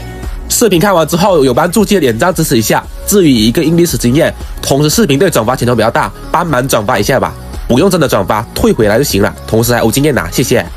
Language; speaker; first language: Chinese; native; Chinese